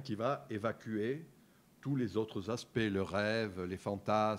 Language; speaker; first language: French; native; French